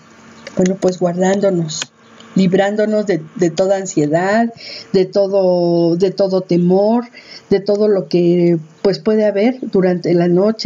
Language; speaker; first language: Spanish; native; Spanish